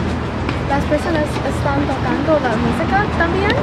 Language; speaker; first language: Spanish; non-native, learner; English